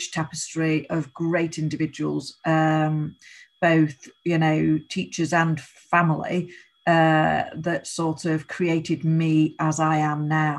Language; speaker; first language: English; native; English